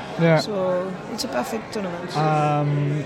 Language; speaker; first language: English; non-native, fluent; French